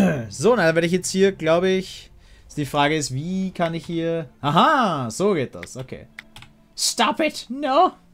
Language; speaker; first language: German; native; German